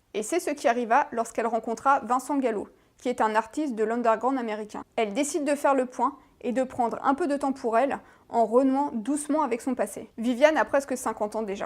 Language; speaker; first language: French; native; French